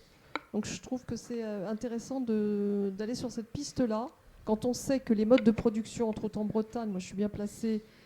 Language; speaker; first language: French; native; French